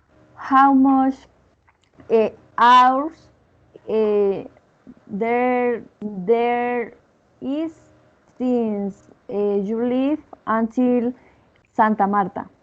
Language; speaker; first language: English; non-native, learner; Spanish